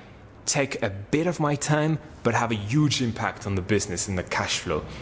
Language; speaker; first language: English; non-native, fluent; French